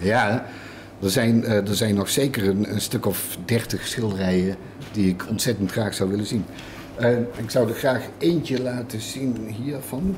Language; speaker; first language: Dutch; native; Dutch